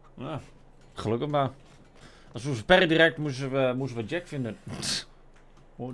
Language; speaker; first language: Dutch; native; Dutch